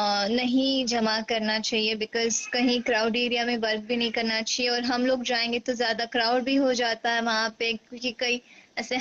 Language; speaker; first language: Hindi; native; Hindi